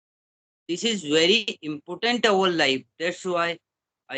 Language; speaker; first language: English; non-native, learner; Hindi